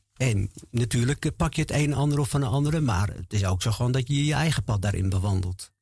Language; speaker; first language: Dutch; native; Dutch